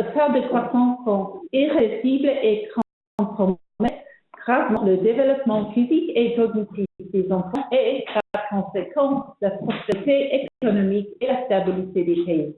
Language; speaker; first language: French; non-native, fluent; English